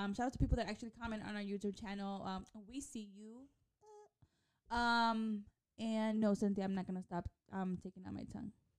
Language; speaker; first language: English; early bilingual, other home language; Spanish